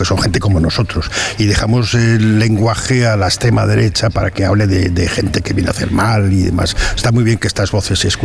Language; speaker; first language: Spanish; native; Spanish